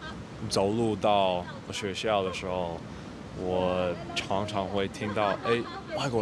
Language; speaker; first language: Chinese; non-native, fluent; English